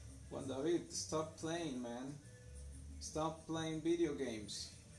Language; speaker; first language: English; non-native, fluent; Spanish